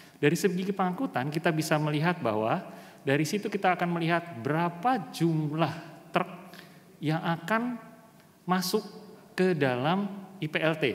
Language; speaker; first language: Indonesian; native; Indonesian